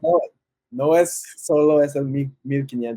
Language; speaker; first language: Spanish; early bilingual, heritage; English